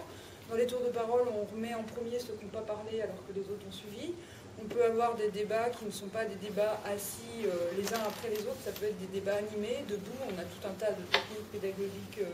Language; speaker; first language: French; native; French